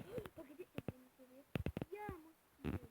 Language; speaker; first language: Latvian; non-native, local second language; Russian